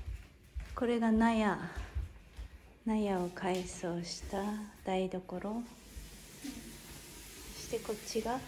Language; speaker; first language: Japanese; native; Japanese